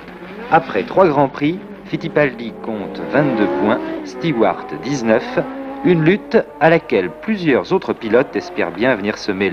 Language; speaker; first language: French; native; French